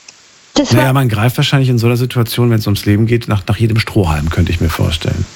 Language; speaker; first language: German; native; German